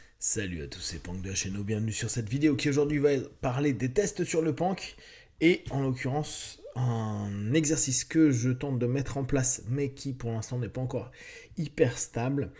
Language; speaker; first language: French; native; French